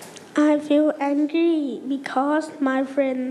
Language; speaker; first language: English; non-native, learner; Thai